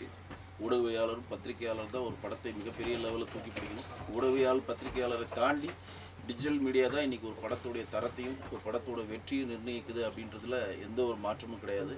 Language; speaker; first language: Tamil; native; Tamil